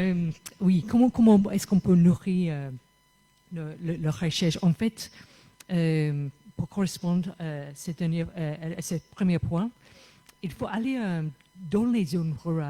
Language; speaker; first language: French; non-native, fluent; English